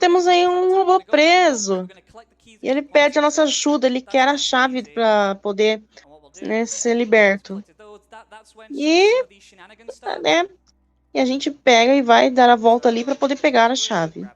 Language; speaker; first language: Portuguese; native; Portuguese